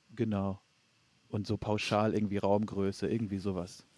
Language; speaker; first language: German; native; German